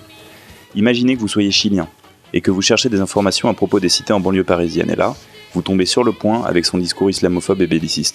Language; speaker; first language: French; native; French